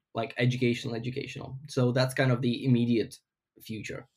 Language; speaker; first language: English; non-native, fluent; Ukrainian